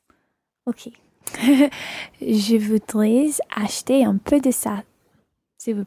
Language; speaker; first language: French; non-native, learner; English